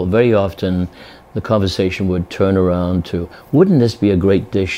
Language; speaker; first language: English; native; English